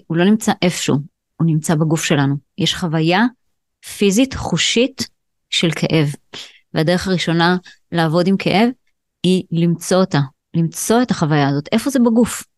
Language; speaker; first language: Hebrew; native; Hebrew